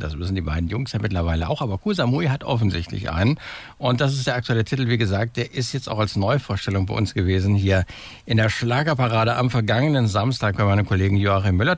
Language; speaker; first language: German; native; German